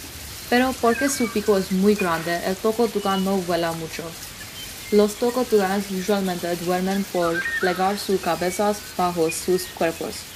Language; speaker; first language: Spanish; non-native, learner; English